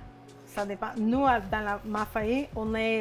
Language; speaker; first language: French; non-native, fluent; Spanish